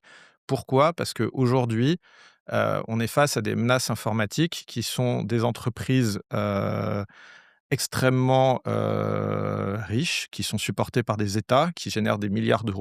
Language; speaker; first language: French; native; French